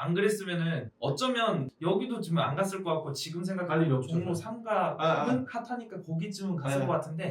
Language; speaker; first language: Korean; native; Korean